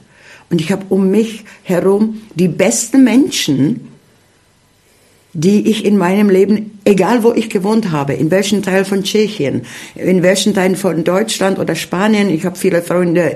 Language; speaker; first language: German; early bilingual, heritage; Czech